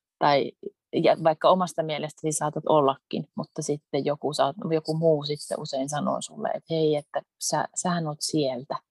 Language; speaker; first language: Finnish; early bilingual, heritage; Finnish